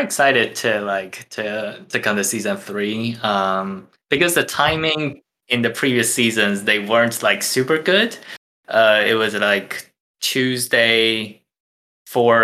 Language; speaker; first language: English; non-native, fluent; Chinese